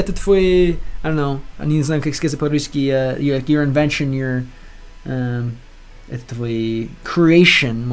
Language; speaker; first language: Russian; non-native, learner; English